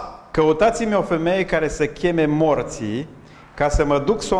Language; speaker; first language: Romanian; native; Romanian